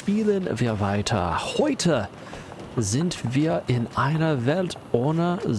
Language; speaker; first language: German; non-native, fluent; English